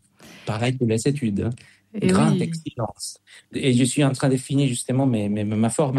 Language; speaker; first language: French; non-native, fluent; Spanish